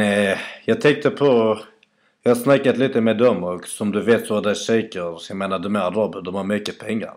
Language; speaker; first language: Swedish; native; Swedish